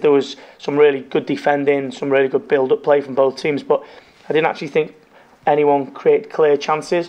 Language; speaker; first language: English; native; English